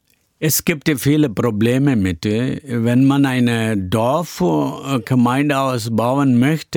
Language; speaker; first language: German; non-native, learner; Tamil